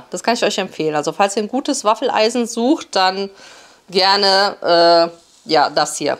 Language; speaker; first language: German; early bilingual, other home language; Polish